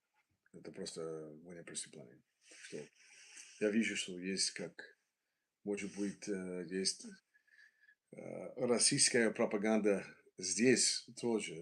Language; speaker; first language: Russian; non-native, learner; English